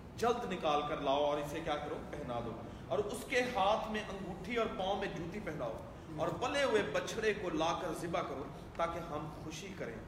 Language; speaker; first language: Urdu; non-native, local second language; Punjabi